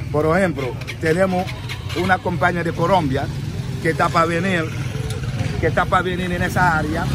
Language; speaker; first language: Spanish; non-native, fluent; Haitian Creole